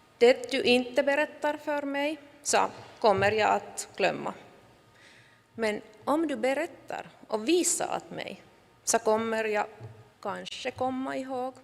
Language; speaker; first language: Swedish; non-native, local second language; Finnish